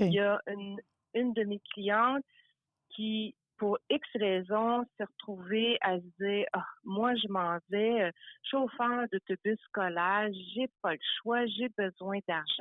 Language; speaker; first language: French; native; French